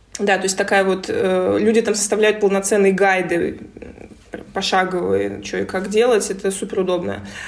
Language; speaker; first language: Russian; native; Russian